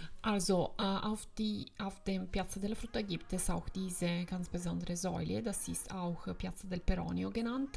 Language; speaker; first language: German; non-native, fluent; Italian